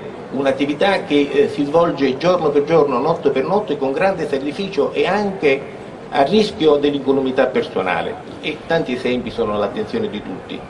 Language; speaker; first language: Italian; native; Italian